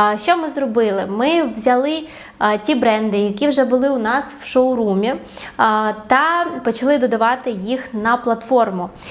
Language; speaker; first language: Ukrainian; non-native, local second language; Russian